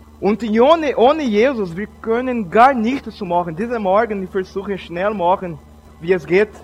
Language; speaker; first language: German; non-native, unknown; Portuguese